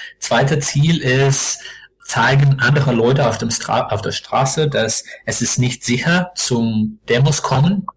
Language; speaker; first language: German; non-native, learner; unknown